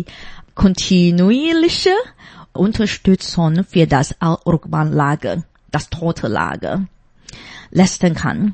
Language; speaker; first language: German; non-native, fluent; Chinese